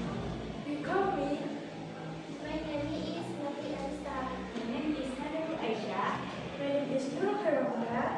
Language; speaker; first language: English; non-native, learner; Indonesian